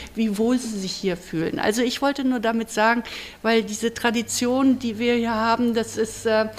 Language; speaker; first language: German; native; German